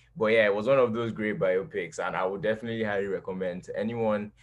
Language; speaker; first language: English; non-native, local second language; Yoruba